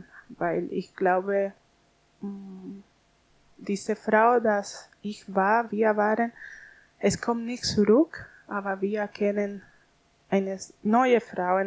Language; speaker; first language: German; non-native, learner; Spanish